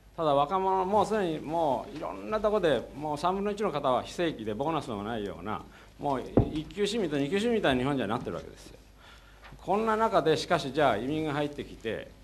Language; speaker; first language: Japanese; native; Japanese